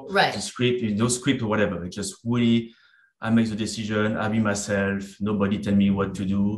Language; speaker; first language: English; non-native, fluent; French